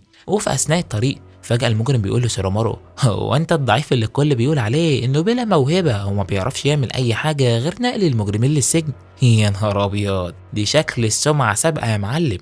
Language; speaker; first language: Arabic; native; Arabic